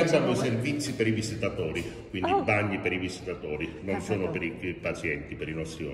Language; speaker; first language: Italian; native; Italian